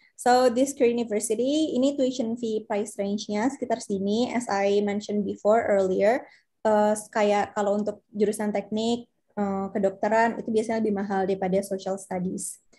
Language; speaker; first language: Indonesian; native; Indonesian